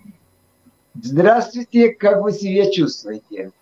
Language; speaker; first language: Russian; non-native, fluent; Spanish